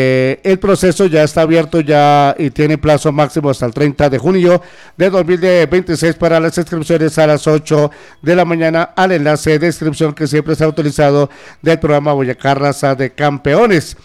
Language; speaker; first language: Spanish; native; Spanish